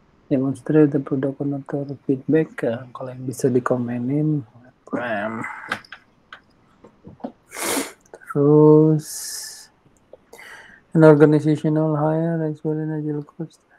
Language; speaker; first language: English; non-native, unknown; Indonesian